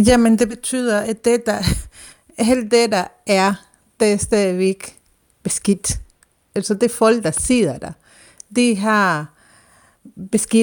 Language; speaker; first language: Danish; non-native, fluent; Spanish